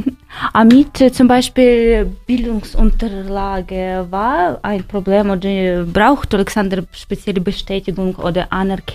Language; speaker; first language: German; non-native, learner; Ukrainian